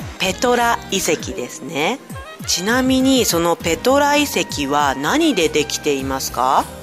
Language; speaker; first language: Japanese; native; Japanese